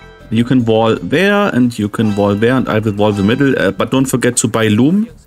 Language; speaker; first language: English; non-native, fluent; German